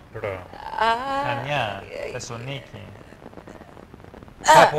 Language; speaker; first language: Greek; non-native, fluent; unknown